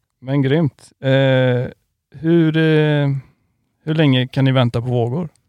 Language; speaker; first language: Swedish; native; Swedish